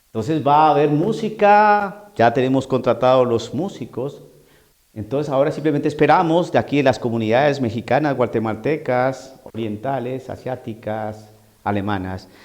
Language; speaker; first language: Spanish; native; Spanish